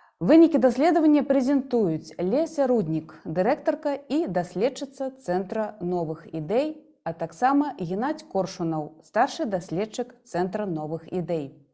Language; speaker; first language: Belarusian; native; Belarusian